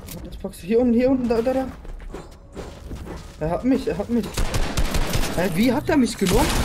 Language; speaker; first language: German; native; German